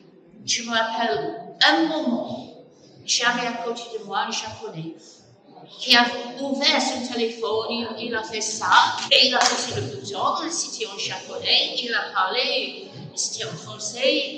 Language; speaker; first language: French; non-native, fluent; English